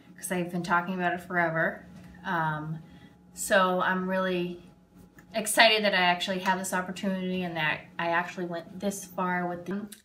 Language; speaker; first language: English; native; English